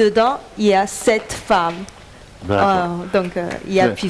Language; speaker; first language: French; non-native, learner; Chinese